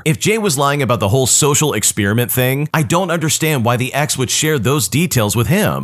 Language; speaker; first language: English; native; English